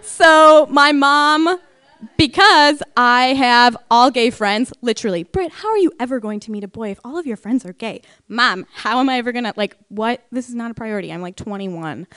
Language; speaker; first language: English; native; English